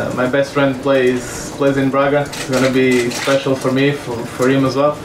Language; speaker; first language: English; non-native, fluent; Portuguese